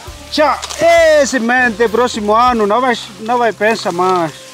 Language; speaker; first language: Portuguese; non-native, learner; Vietnamese